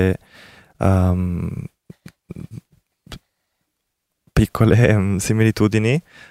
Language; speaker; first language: Italian; early bilingual, other home language; Korean